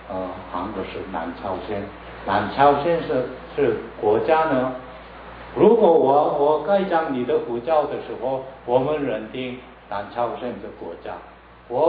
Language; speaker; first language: Chinese; non-native, learner; Korean